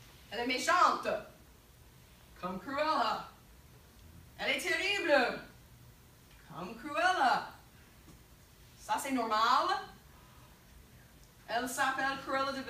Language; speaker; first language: French; non-native, fluent; English